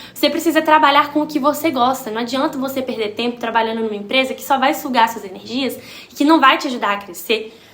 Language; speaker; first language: Portuguese; native; Portuguese